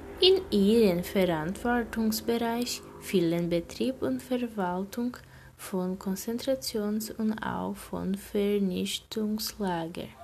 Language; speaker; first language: German; non-native, learner; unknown